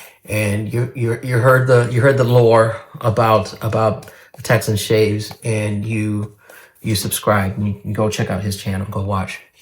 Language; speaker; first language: English; native; English